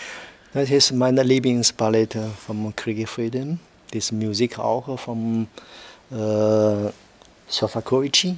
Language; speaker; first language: German; non-native, learner; Chinese